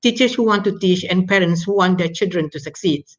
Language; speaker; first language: English; non-native, local second language; Malay